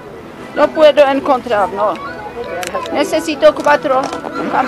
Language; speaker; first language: Spanish; non-native, learner; English